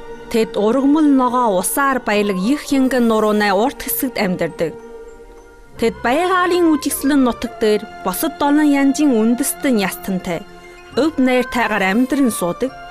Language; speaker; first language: Mongolian; native; Mongolian